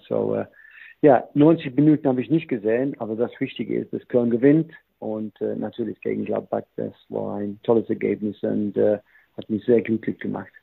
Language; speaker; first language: German; non-native, fluent; English